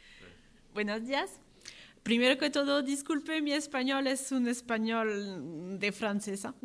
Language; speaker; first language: Spanish; non-native, fluent; French